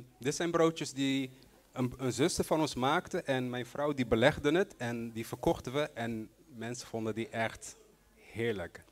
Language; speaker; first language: Dutch; non-native, local second language; Papiamento